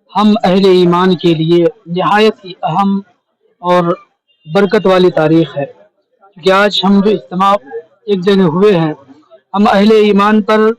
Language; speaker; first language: Urdu; native; Urdu